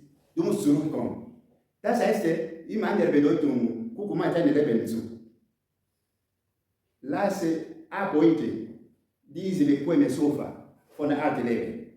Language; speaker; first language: German; non-native, learner; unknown